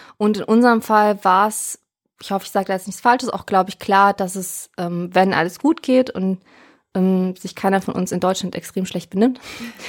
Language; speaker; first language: German; early bilingual, other home language; Russian